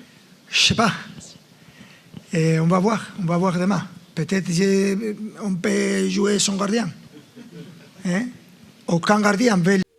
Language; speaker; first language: French; non-native, fluent; Spanish